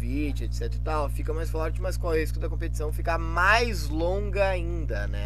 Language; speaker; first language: Portuguese; native; Portuguese